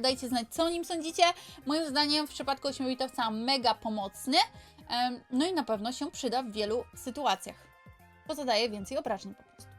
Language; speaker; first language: Polish; native; Polish